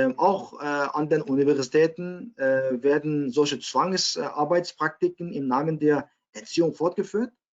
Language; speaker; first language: German; non-native, fluent; Uyghur